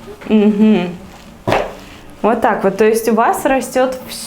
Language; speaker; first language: Russian; native; Russian